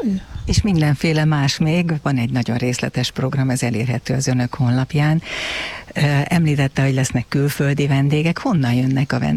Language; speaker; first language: Hungarian; native; Hungarian